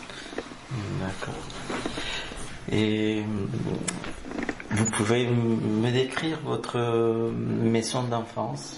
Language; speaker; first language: French; non-native, fluent; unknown